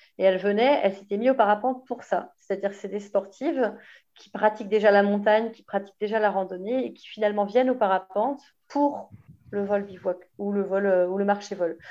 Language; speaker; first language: French; native; French